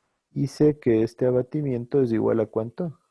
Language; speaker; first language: Spanish; native; Spanish